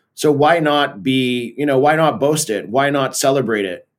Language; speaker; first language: English; early bilingual, other home language; Portuguese